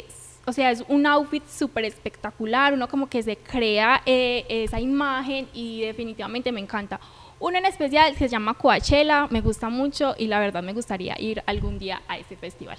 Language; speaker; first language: Spanish; native; Spanish